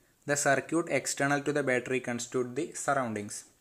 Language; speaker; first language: English; non-native, local second language; Malayalam